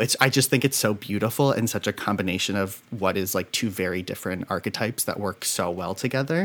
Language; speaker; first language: English; native; English